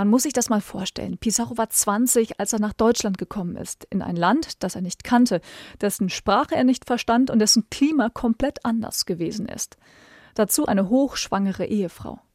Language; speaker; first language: German; native; German